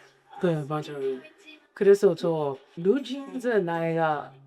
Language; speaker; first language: Korean; non-native, learner; English